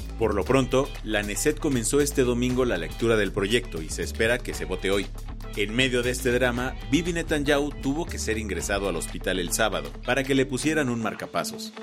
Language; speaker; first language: Spanish; native; Spanish